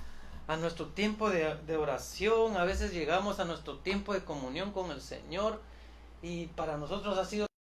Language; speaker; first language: Spanish; native; Spanish